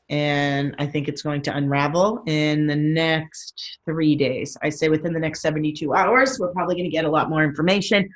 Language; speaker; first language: English; native; English